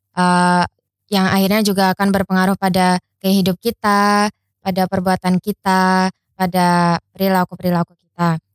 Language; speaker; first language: Indonesian; native; Indonesian